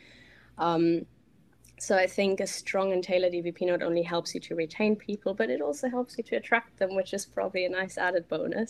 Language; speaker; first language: English; non-native, fluent; German